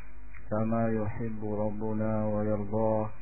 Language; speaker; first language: Arabic; non-native, fluent; Indonesian